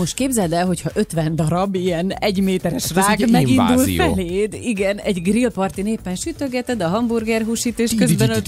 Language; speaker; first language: Hungarian; native; Hungarian